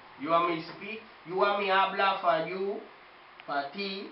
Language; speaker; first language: English; native; English